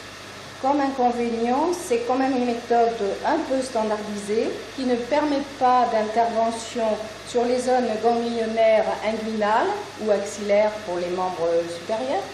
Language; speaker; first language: French; native; French